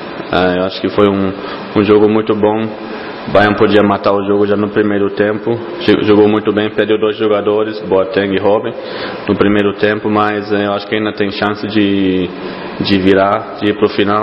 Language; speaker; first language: Portuguese; non-native, fluent; German